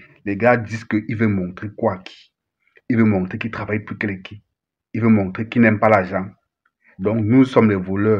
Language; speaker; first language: French; native; French